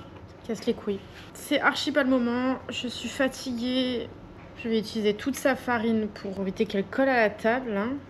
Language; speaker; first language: French; native; French